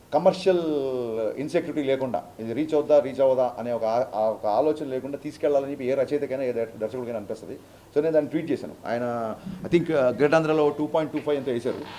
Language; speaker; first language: Telugu; native; Telugu